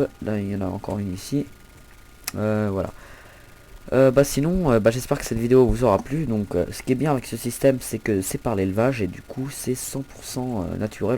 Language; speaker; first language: French; native; French